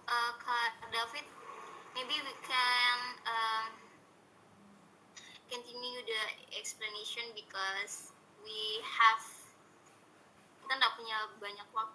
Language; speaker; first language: English; non-native, learner; Indonesian